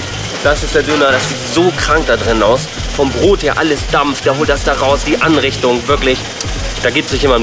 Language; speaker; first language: German; native; German